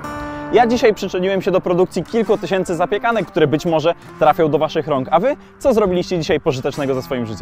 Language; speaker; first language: Polish; native; Polish